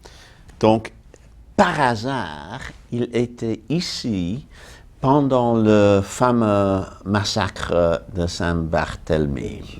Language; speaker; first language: French; non-native, fluent; English